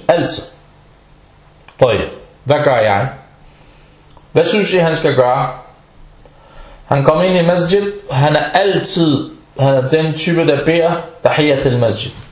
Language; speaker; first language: Danish; non-native, fluent; Arabic